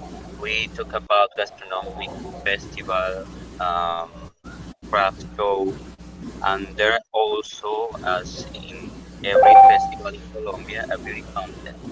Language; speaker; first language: English; non-native, learner; Spanish